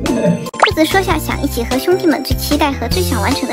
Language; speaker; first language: Chinese; native; Chinese